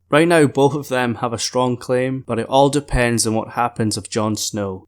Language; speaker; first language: English; native; English